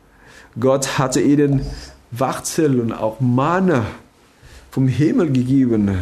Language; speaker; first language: German; non-native, fluent; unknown